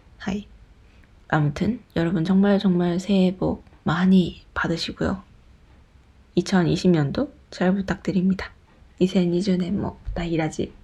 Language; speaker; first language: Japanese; non-native, fluent; Korean